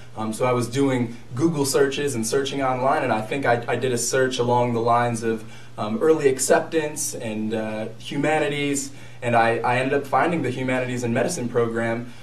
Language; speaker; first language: English; native; English